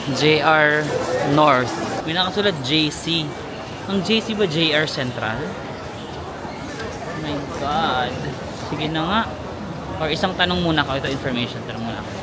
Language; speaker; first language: Filipino; non-native, local second language; Waray